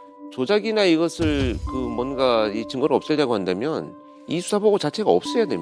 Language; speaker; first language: Korean; native; Korean